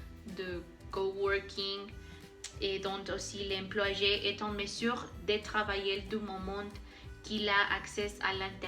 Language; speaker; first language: French; non-native, learner; Spanish